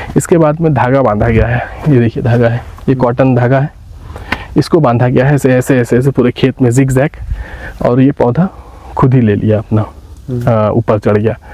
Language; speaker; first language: Hindi; native; Hindi